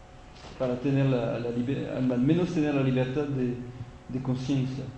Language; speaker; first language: Spanish; non-native, fluent; French